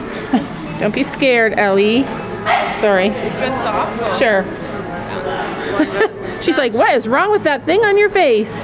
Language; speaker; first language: English; native; English